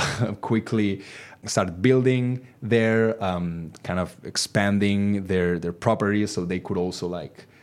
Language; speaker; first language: English; non-native, fluent; Catalan